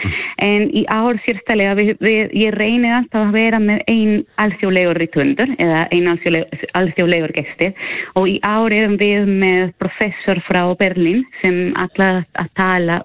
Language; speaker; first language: Icelandic; non-native, learner; Spanish